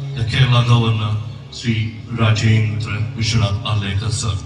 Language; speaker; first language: English; non-native, local second language; Malayalam